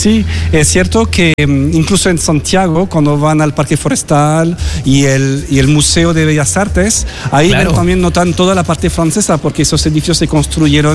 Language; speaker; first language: Spanish; non-native, fluent; French